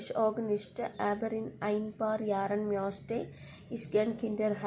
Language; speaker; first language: German; non-native, learner; Malayalam